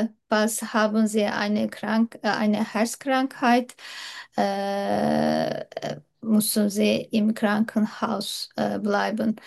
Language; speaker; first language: German; non-native, learner; Turkish